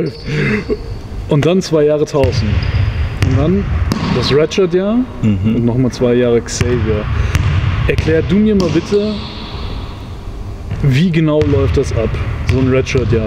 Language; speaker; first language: German; native; German